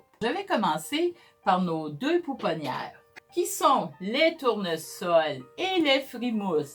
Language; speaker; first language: French; native; French